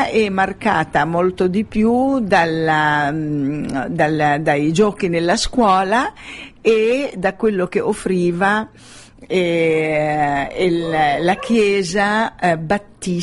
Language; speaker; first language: Italian; non-native, fluent; Arabic